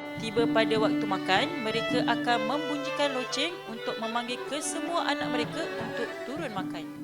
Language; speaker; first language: Malay; native; Malay